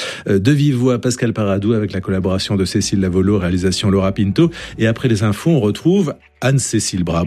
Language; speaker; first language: French; native; French